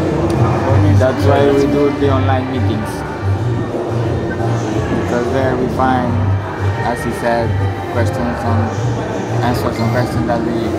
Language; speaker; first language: English; non-native, fluent; Romanian